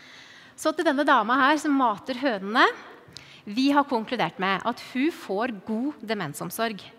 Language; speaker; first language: Norwegian; native; Norwegian